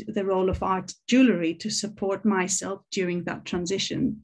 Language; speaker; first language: English; non-native, fluent; Greek